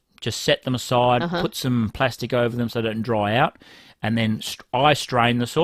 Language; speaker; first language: English; native; English